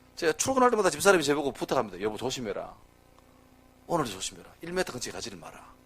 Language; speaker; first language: Korean; native; Korean